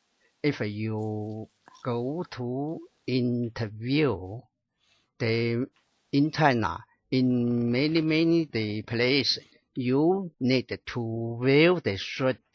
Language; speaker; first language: English; non-native, learner; Chinese